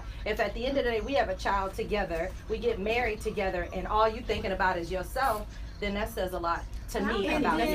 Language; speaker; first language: English; native; English